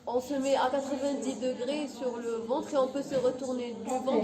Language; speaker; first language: French; non-native, local second language; Arabic